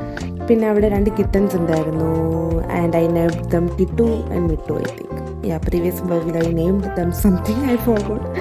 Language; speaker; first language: Malayalam; native; Malayalam